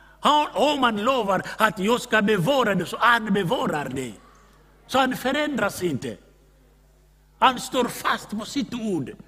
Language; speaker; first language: Swedish; non-native, fluent; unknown